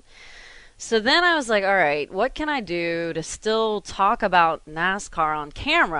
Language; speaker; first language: English; native; English